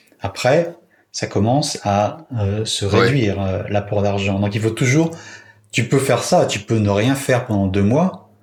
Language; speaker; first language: French; native; French